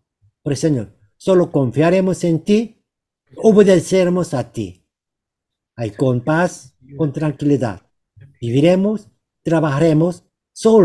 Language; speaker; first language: Spanish; non-native, learner; Korean